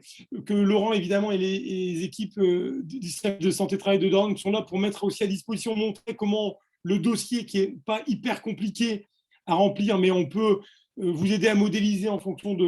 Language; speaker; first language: French; native; French